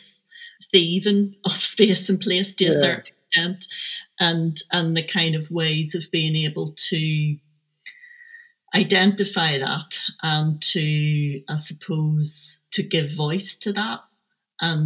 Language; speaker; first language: English; native; English